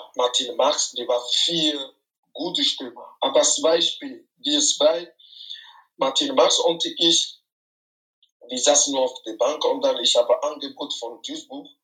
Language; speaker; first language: German; non-native, fluent; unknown